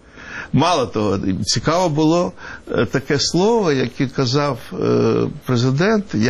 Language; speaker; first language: Ukrainian; non-native, local second language; Russian